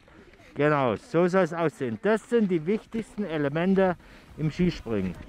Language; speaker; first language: German; native; German